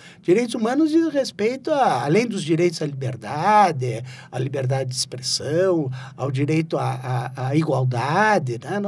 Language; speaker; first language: Portuguese; native; Portuguese